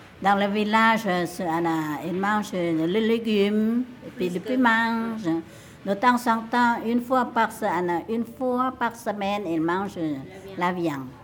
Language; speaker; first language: French; non-native, fluent; Lao